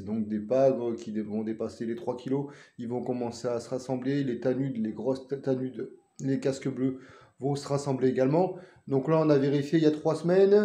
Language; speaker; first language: French; native; French